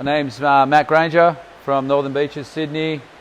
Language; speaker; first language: English; native; English